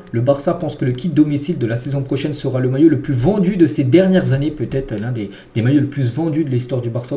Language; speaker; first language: French; native; French